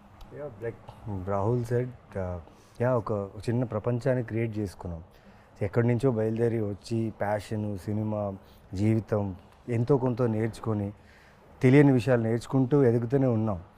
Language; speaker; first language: Telugu; native; Telugu